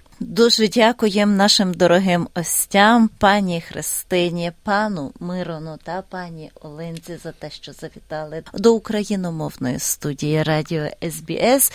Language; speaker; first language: Ukrainian; native; Ukrainian